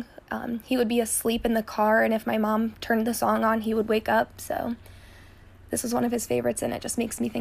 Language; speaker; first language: English; native; English